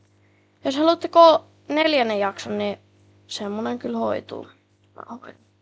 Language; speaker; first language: Finnish; native; Finnish